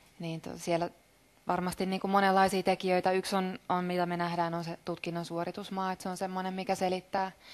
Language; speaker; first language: Finnish; native; Finnish